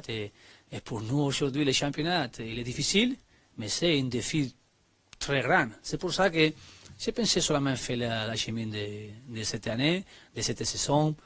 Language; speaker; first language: French; non-native, learner; Spanish